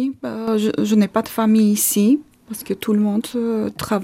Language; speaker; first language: French; non-native, fluent; Armenian